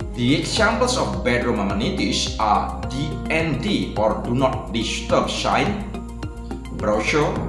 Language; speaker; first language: English; non-native, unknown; Indonesian